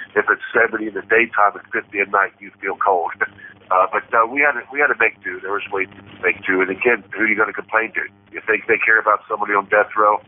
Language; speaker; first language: English; native; English